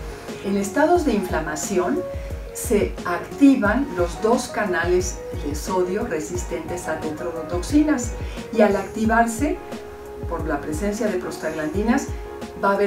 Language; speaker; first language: Spanish; native; Spanish